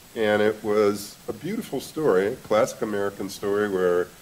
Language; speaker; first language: English; native; English